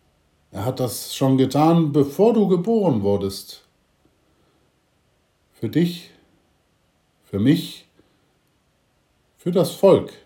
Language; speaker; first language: German; native; German